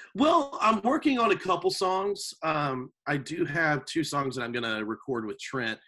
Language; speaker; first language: English; native; English